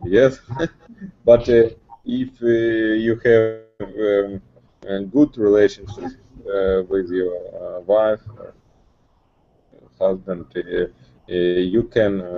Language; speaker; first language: English; non-native, learner; Russian